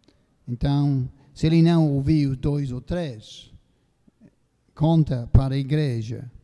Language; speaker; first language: Portuguese; non-native, fluent; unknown